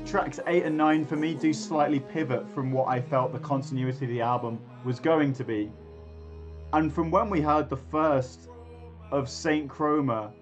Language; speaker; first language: English; native; English